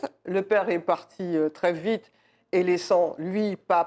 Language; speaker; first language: French; native; French